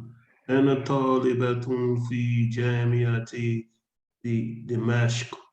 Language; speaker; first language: Arabic; non-native, learner; English